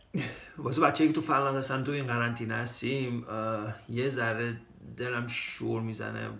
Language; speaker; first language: Persian; early bilingual, heritage; Persian